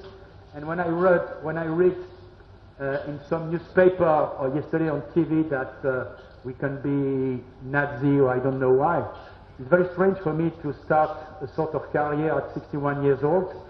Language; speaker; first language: English; non-native, learner; French